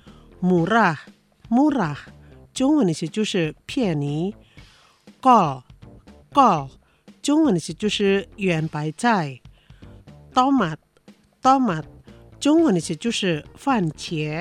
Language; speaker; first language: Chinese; non-native, fluent; Indonesian